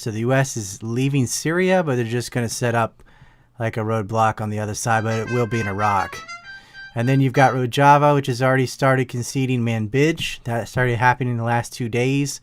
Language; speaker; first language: English; native; English